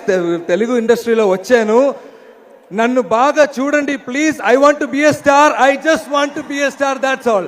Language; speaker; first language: Telugu; non-native, learner; Malayalam